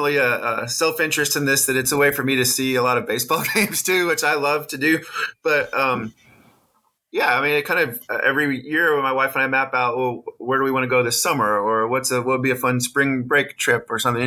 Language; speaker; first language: English; native; English